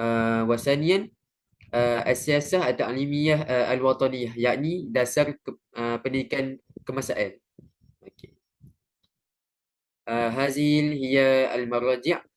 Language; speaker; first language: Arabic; non-native, learner; Malay